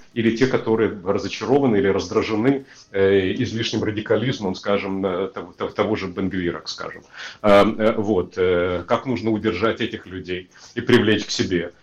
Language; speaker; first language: Russian; native; Russian